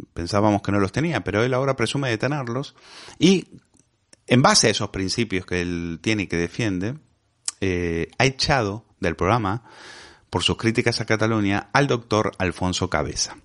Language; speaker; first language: Spanish; native; Spanish